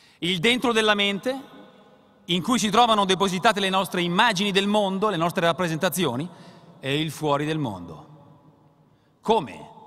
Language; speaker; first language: Italian; native; Italian